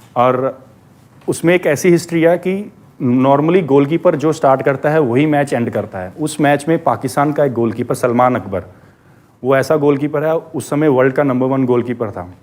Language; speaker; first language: Hindi; non-native, local second language; Punjabi